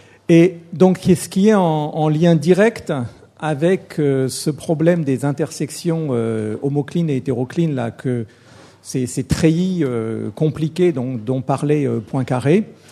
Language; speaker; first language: French; native; French